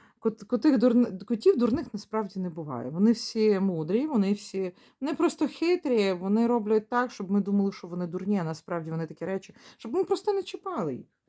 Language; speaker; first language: Ukrainian; non-native, local second language; Russian